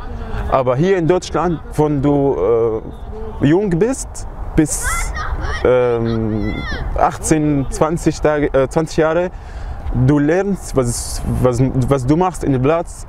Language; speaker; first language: German; non-native, learner; Arabic